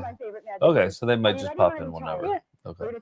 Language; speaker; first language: English; native; English